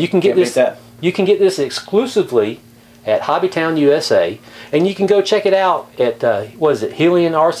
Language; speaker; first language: English; native; English